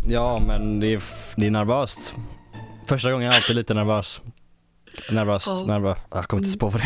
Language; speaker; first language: Swedish; native; Swedish